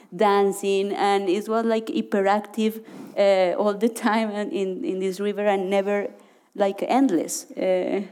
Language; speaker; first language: English; non-native, learner; Spanish